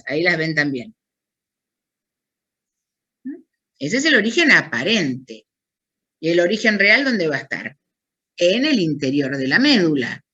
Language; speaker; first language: Spanish; native; Spanish